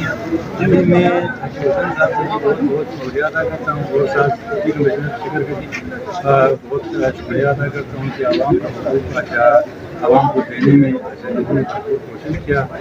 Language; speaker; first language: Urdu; non-native, local second language; Balti